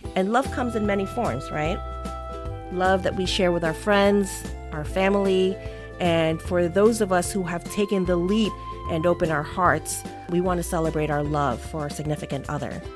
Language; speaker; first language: English; non-native, local second language; Filipino